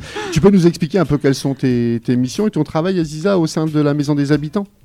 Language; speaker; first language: French; native; French